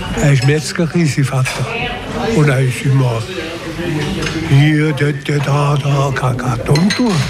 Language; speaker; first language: German; non-native, local second language; French